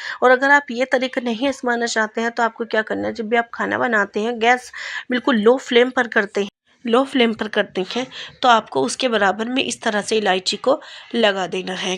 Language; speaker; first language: Hindi; native; Hindi